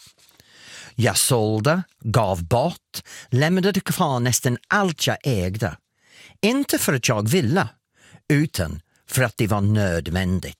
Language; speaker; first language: Swedish; non-native, fluent; English